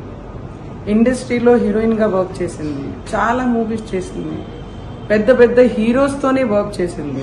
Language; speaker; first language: Telugu; non-native, fluent; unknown